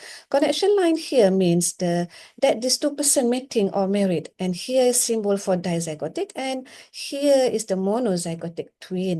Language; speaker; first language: English; non-native, local second language; Malay